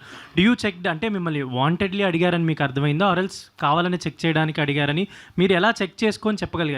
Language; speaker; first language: Telugu; native; Telugu